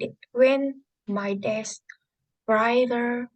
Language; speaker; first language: English; non-native, learner; Vietnamese